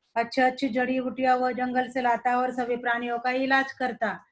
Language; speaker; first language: Hindi; non-native, local second language; Marathi